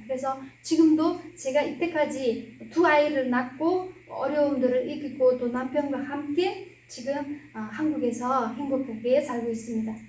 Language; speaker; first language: Korean; non-native, fluent; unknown